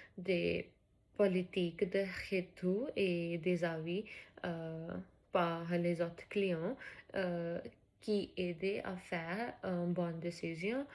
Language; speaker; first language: French; non-native, learner; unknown